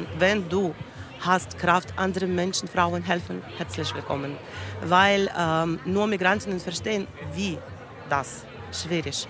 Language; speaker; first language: German; non-native, learner; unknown